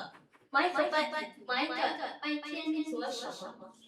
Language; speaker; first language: Chinese; non-native, learner; Indonesian